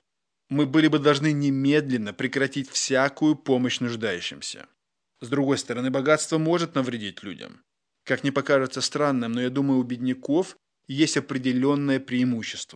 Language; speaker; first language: Russian; native; Russian